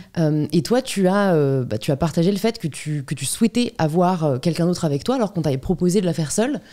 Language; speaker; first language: French; native; French